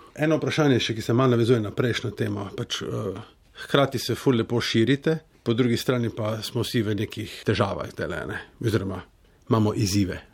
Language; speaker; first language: Slovenian; native; Slovenian